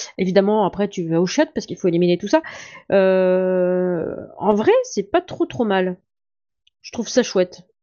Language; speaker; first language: French; native; French